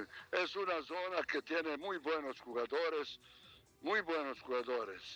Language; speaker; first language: Spanish; non-native, learner; Serbian